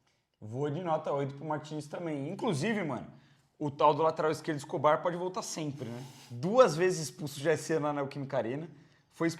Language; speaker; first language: Portuguese; native; Portuguese